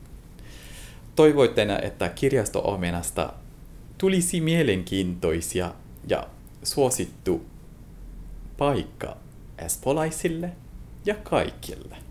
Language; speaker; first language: Finnish; non-native, fluent; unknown